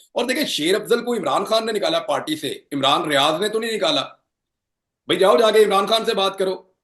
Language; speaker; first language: Urdu; non-native, local second language; Punjabi